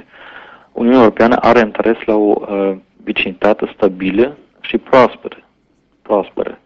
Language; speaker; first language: Romanian; non-native, learner; German